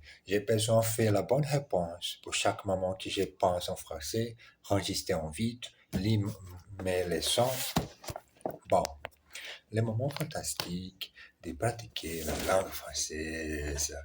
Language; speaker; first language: French; non-native, learner; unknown